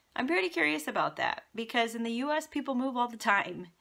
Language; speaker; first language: English; native; English